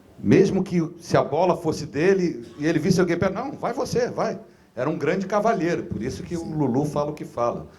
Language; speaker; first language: Portuguese; native; Portuguese